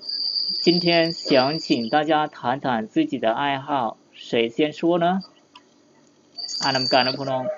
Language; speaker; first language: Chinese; non-native, fluent; Lao